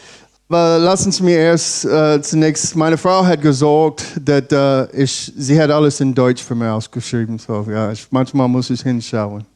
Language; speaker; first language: German; non-native, learner; English